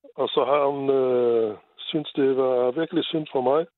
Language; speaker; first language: Danish; non-native, fluent; Luxembourgish